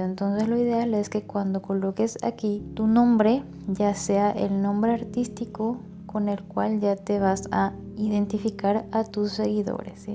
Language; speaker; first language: Spanish; native; Spanish